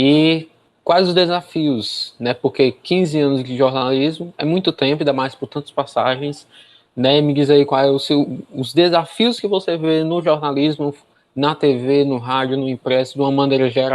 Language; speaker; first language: Portuguese; native; Portuguese